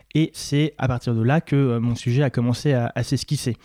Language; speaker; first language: French; native; French